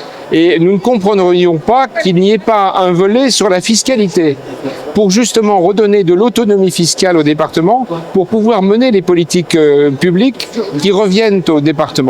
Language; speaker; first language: French; native; French